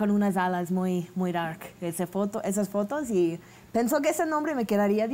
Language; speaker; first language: Spanish; non-native, fluent; English